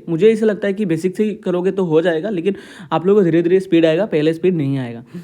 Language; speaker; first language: Hindi; non-native, local second language; Assamese